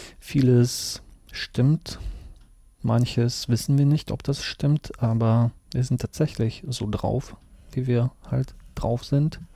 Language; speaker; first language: German; early bilingual, other home language; Russian